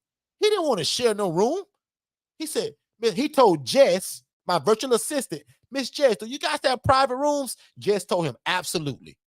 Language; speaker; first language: English; native; English